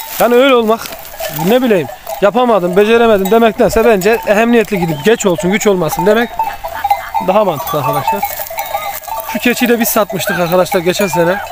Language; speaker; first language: Turkish; native; Turkish